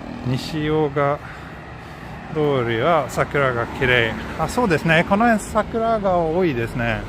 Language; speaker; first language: Japanese; non-native, fluent; Swedish